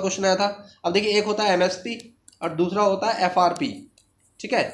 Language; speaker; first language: Hindi; native; Hindi